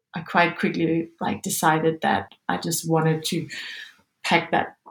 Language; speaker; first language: English; non-native, fluent; Danish